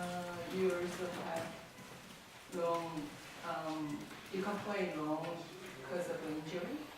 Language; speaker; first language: English; non-native, learner; Korean